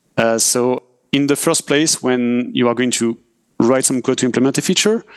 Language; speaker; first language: English; non-native, fluent; French